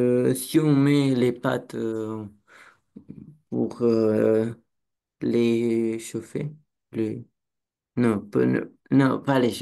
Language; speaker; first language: French; non-native, learner; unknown